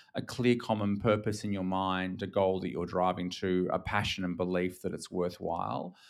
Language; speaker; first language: English; native; English